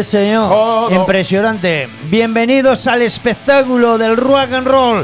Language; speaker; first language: Spanish; native; Spanish